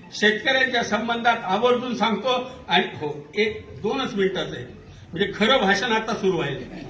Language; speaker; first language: Marathi; non-native, local second language; Urdu